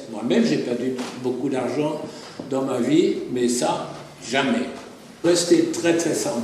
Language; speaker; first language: French; non-native, fluent; German